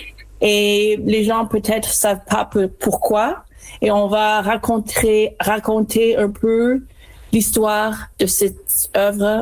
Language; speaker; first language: French; non-native, fluent; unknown